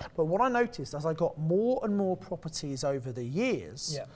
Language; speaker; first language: English; native; English